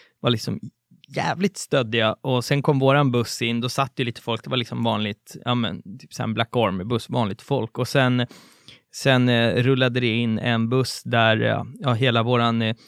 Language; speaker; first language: Swedish; native; Swedish